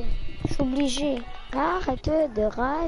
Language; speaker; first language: French; native; French